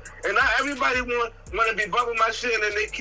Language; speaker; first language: English; early bilingual, other home language; Spanish